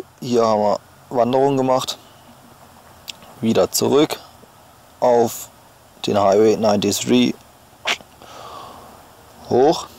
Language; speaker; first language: German; native; German